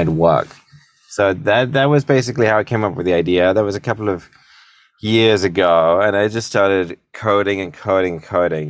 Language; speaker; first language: English; native; English